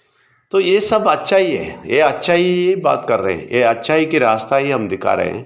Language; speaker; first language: Hindi; non-native, local second language; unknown